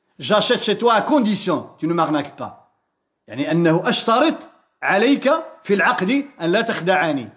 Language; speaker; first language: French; non-native, local second language; Arabic